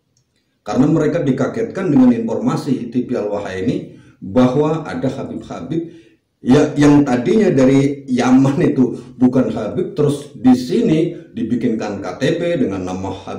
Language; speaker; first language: Indonesian; native; Indonesian